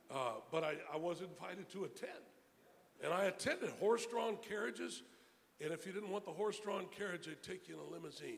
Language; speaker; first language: English; native; English